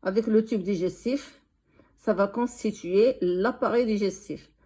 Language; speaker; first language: French; non-native, local second language; Arabic